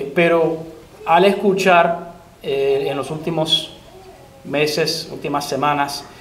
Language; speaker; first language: Spanish; early bilingual, other home language; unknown